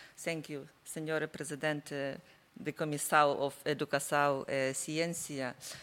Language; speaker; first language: English; non-native, learner; Ukrainian